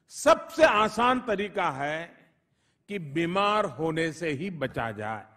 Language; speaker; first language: Hindi; non-native, local second language; Gujarati